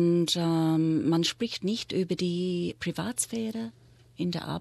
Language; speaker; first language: German; non-native, fluent; English